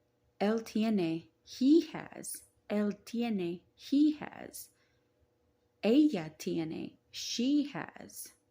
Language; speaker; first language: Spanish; non-native, learner; English